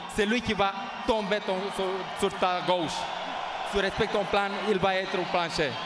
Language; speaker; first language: French; non-native, fluent; Romanian